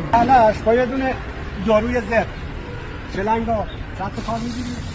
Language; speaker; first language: Persian; native; Persian